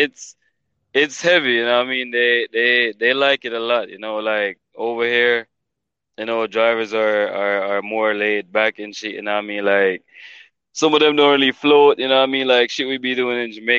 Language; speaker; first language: English; non-native, local second language; Jamaican Creole English